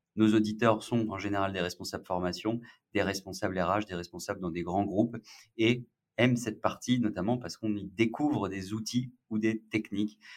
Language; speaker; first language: French; native; French